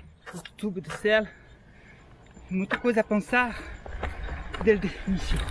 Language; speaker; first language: Portuguese; non-native, learner; French